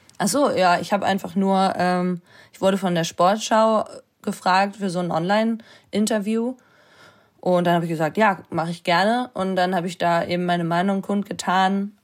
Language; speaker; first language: German; native; German